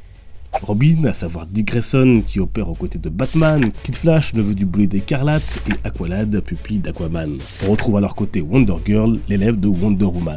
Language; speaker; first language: French; native; French